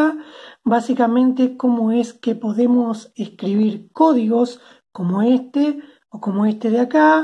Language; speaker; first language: Spanish; native; Spanish